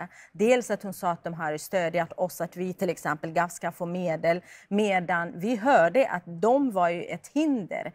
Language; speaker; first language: Swedish; non-native, fluent; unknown